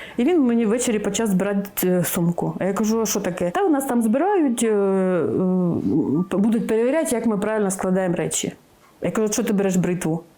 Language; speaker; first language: Ukrainian; non-native, local second language; Russian